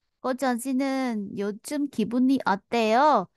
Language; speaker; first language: Korean; non-native, fluent; Vietnamese